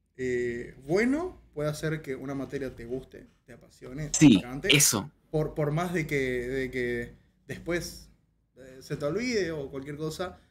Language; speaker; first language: Spanish; native; Spanish